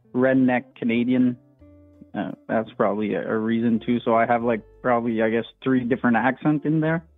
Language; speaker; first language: English; non-native, fluent; French